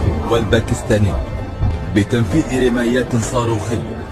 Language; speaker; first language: Arabic; native; Arabic